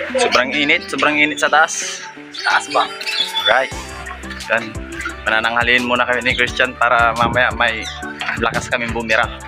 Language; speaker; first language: Filipino; non-native, local second language; Pangasinan